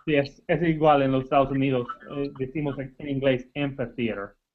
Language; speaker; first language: Spanish; non-native, learner; English